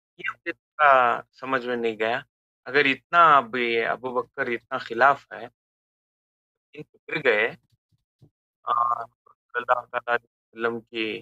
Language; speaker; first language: Urdu; native; Urdu